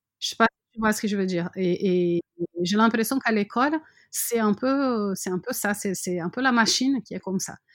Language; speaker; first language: French; non-native, fluent; Portuguese